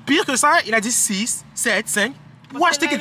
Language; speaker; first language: French; native; French